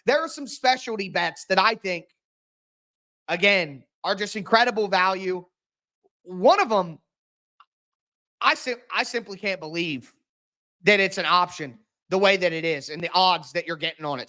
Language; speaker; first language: English; native; English